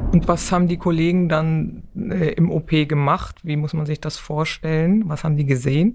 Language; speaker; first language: German; native; German